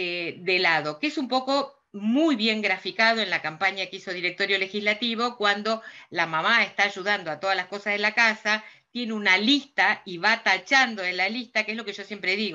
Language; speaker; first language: Spanish; native; Spanish